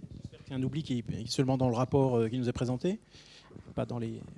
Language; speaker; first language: French; native; French